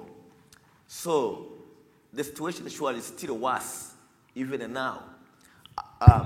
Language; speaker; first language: English; non-native, learner; Kinyarwanda